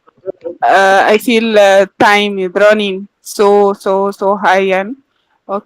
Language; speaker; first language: English; non-native, learner; Arabic